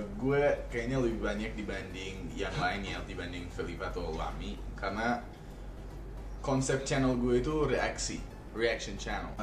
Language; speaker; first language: Indonesian; non-native, fluent; English